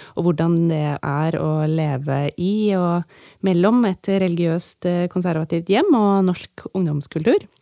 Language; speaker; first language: Norwegian; native; Norwegian